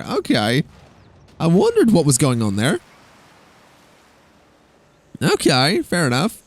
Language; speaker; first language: English; native; English